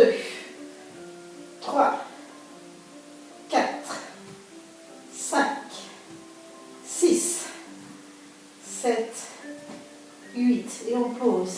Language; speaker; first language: French; native; French